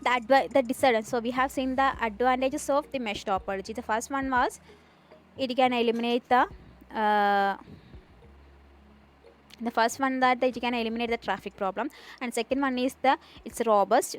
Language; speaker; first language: English; non-native, local second language; Malayalam